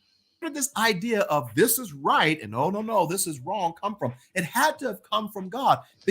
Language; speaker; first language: English; native; English